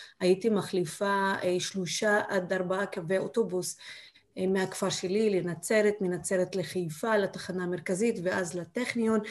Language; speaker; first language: Hebrew; non-native, local second language; Arabic